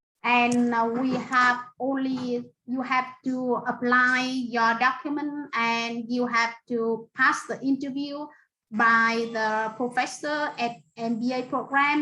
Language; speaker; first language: English; non-native, fluent; Vietnamese